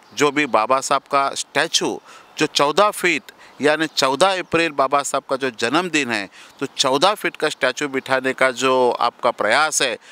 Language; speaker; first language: Hindi; non-native, local second language; Marathi